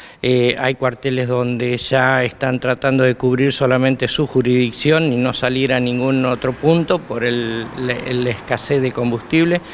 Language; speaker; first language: Spanish; native; Spanish